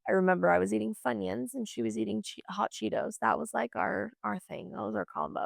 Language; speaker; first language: English; native; English